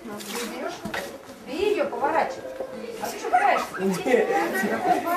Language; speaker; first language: Russian; native; Russian